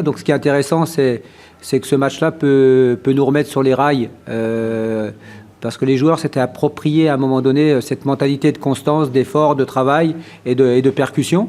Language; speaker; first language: French; native; French